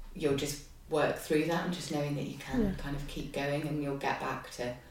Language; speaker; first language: English; native; English